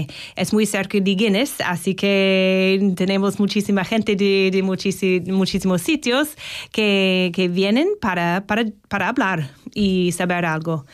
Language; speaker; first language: Spanish; non-native, fluent; English